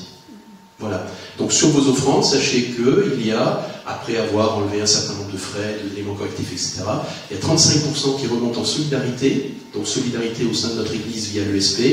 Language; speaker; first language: French; native; French